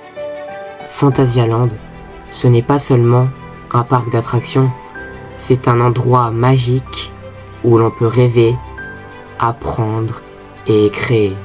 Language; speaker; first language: French; native; French